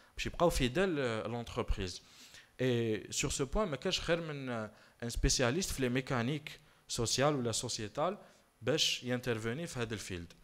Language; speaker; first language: French; non-native, local second language; Arabic